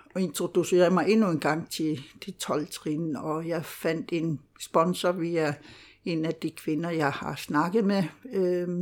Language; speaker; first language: Danish; non-native, local second language; Kalaallisut